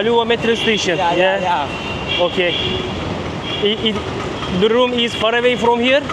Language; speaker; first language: English; non-native, learner; Turkish